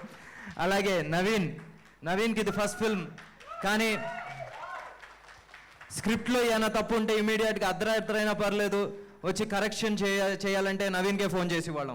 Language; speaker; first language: Telugu; native; Telugu